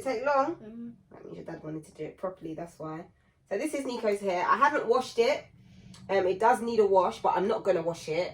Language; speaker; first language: English; native; English